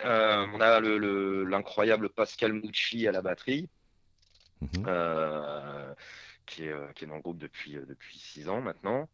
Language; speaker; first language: French; native; French